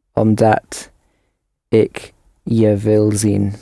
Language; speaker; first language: Dutch; non-native, learner; English